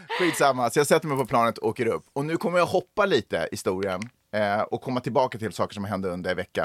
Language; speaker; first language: Swedish; native; Swedish